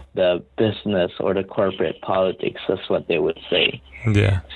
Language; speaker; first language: English; non-native, local second language; Filipino